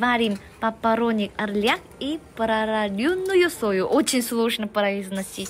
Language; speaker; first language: Russian; non-native, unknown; Korean